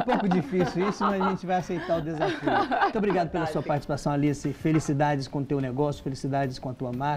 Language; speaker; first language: Portuguese; native; Portuguese